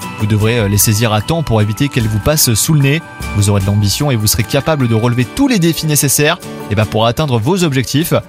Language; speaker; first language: French; native; French